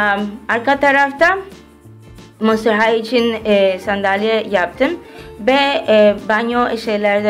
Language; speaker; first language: Turkish; early bilingual, heritage; Turkish